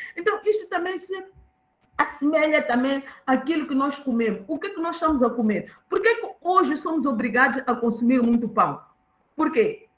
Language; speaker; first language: Portuguese; non-native, local second language; Tsonga